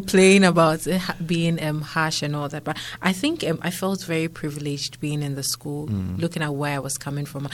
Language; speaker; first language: English; non-native, local second language; Akan